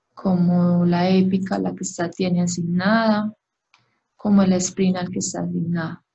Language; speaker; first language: Spanish; native; Spanish